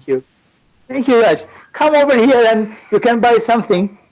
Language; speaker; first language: English; non-native, learner; Persian